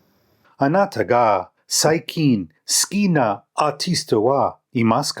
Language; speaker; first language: Japanese; non-native, learner; English